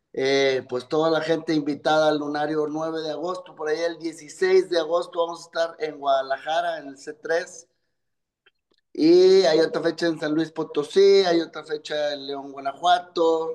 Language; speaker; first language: Spanish; native; Spanish